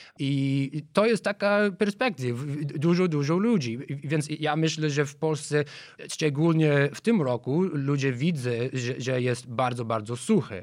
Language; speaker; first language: Polish; non-native, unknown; English